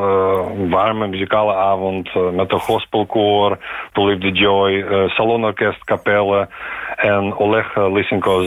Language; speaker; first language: Dutch; non-native, fluent; Ukrainian